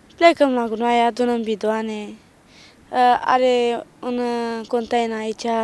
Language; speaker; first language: Romanian; non-native, local second language; Turkish